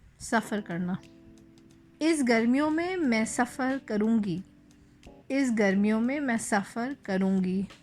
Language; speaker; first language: Urdu; native; Urdu